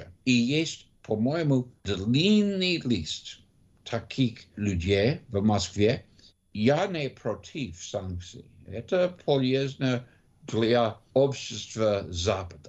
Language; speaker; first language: Russian; non-native, learner; English